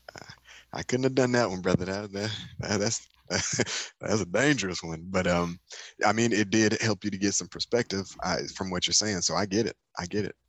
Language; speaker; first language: English; native; English